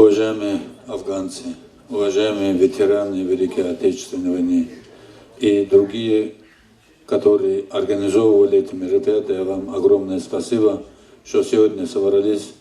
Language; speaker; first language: Russian; non-native, local second language; Avaric